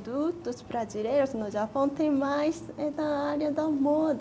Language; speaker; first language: Portuguese; non-native, fluent; Japanese